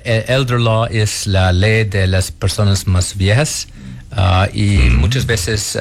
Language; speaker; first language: Spanish; non-native, learner; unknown